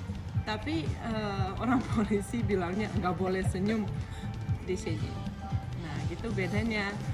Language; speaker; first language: Indonesian; non-native, fluent; Russian